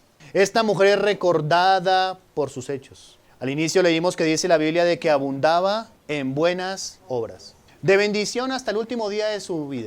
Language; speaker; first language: Spanish; native; Spanish